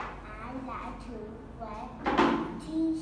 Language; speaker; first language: English; non-native, learner; Vietnamese